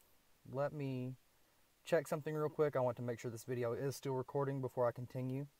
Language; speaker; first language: English; native; English